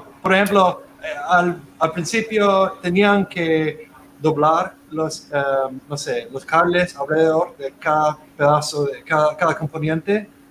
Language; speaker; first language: Spanish; non-native, fluent; English